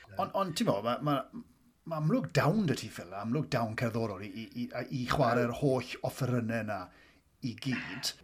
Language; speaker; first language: Welsh; native; Welsh